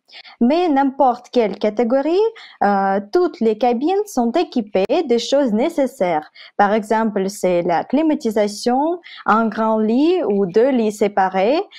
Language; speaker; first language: French; non-native, fluent; Russian